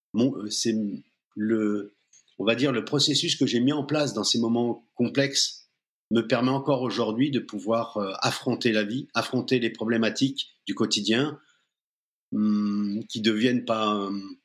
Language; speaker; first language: French; native; French